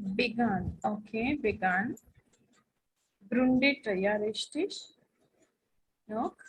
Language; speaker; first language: German; non-native, fluent; Hindi